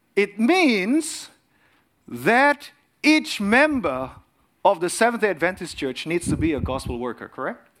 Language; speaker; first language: English; non-native, fluent; Indonesian